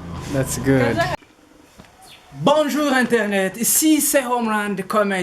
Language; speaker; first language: French; non-native, learner; Kinyarwanda